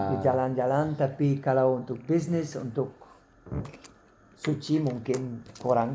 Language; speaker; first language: Indonesian; non-native, learner; Dutch